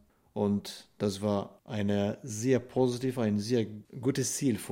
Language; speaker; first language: German; non-native, fluent; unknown